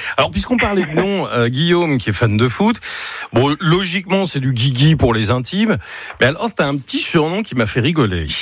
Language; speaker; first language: French; native; French